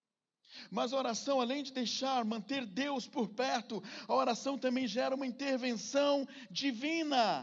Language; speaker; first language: Portuguese; native; Portuguese